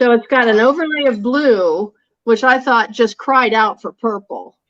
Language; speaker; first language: English; native; English